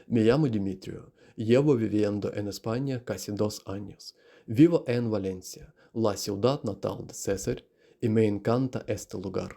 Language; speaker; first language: Spanish; non-native, learner; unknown